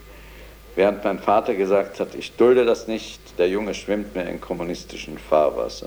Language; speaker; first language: German; native; German